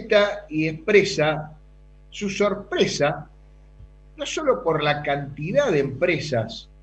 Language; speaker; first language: Spanish; native; Spanish